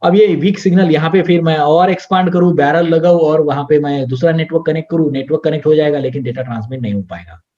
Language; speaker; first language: Hindi; non-native, local second language; Marathi